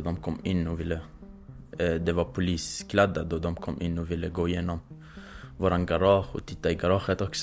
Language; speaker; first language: Swedish; non-native, fluent; Kurdish